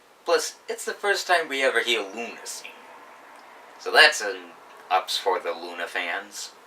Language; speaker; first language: English; native; English